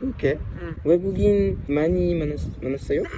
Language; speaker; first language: Korean; non-native, learner; French